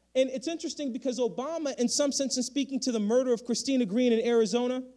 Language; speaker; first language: English; native; English